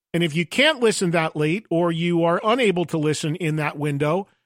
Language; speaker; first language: English; native; English